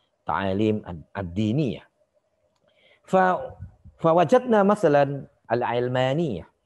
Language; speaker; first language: Arabic; non-native, fluent; Indonesian